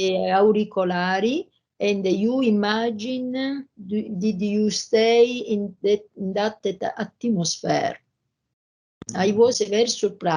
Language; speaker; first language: English; non-native, learner; Italian